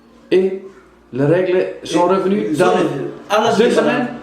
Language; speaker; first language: French; non-native, fluent; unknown